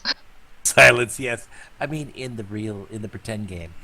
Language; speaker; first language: English; native; English